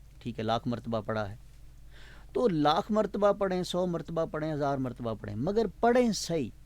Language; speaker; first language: Urdu; non-native, local second language; Punjabi